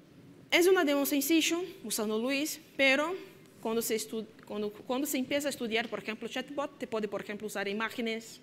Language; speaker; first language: Spanish; non-native, fluent; Portuguese